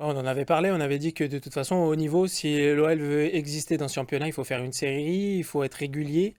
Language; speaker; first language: French; native; French